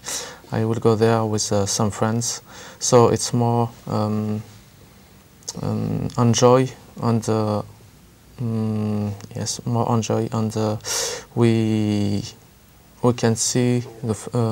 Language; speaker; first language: English; non-native, learner; French